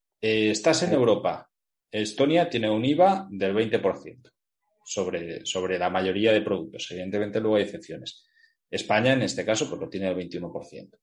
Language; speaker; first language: Spanish; native; Spanish